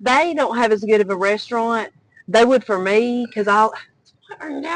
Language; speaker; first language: English; native; English